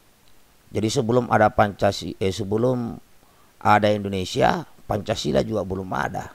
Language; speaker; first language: Indonesian; native; Indonesian